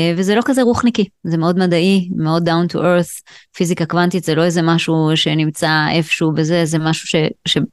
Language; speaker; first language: Hebrew; native; Hebrew